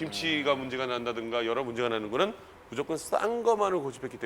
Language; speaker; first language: Korean; native; Korean